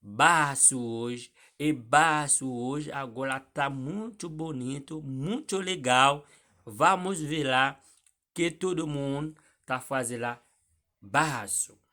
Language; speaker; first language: Portuguese; non-native, learner; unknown